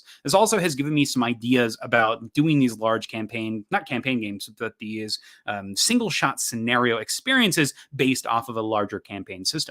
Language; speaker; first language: English; native; English